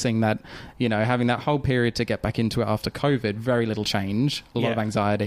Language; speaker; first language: English; native; English